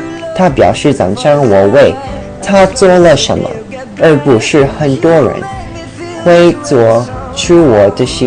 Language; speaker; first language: Chinese; non-native, learner; English